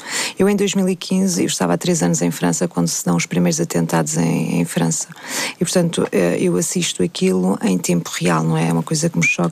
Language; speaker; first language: Portuguese; native; Portuguese